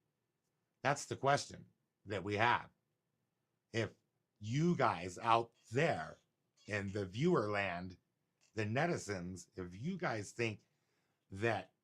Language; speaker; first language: English; native; English